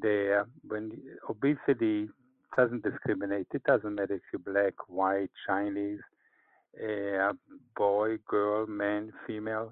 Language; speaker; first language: English; non-native, fluent; Hebrew